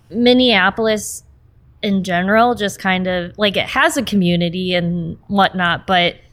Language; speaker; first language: English; early bilingual, other home language; Portuguese